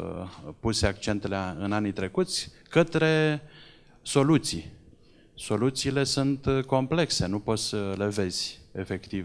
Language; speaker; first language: Romanian; native; Romanian